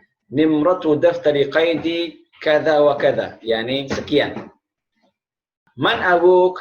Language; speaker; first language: Arabic; non-native, fluent; Indonesian